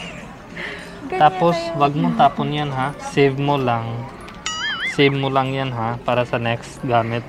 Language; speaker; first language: Filipino; non-native, learner; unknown